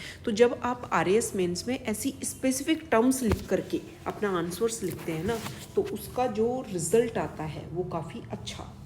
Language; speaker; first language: Hindi; native; Hindi